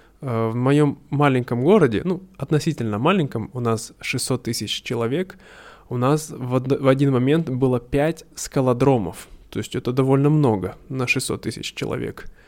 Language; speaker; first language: Russian; native; Russian